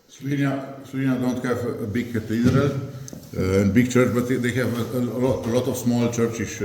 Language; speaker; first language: English; non-native, learner; Slovenian